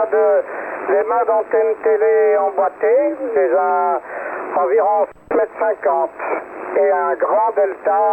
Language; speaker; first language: French; native; French